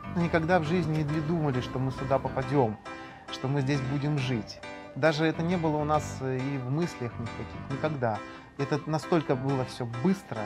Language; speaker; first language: Russian; native; Russian